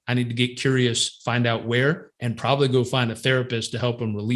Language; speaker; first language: English; native; English